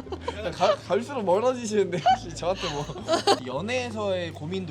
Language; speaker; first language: Korean; native; Korean